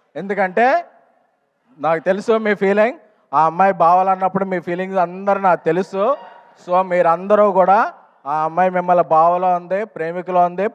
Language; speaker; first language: Telugu; native; Telugu